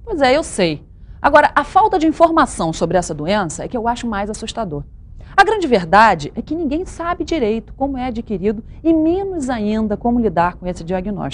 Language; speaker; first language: Portuguese; native; Portuguese